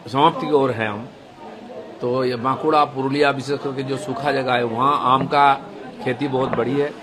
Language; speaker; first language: Hindi; non-native, local second language; Bangla